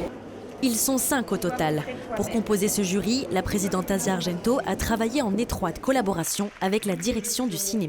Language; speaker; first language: French; native; French